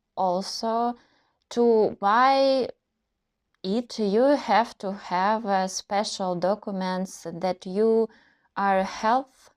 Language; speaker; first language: English; non-native, learner; Russian